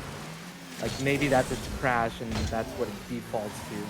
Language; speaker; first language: English; native; English